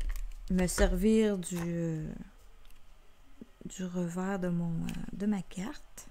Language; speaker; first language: French; native; French